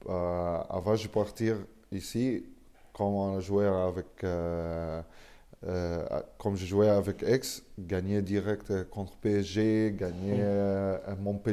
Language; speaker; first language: French; non-native, learner; Arabic